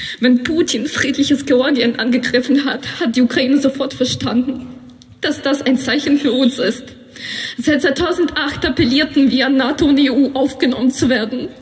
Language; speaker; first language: German; non-native, fluent; Ukrainian